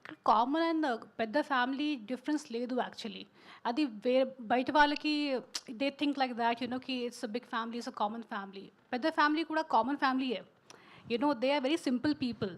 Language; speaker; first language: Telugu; non-native, fluent; Hindi